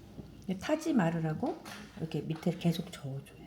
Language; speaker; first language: Korean; native; Korean